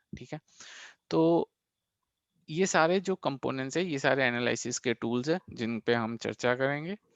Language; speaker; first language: Hindi; non-native, local second language; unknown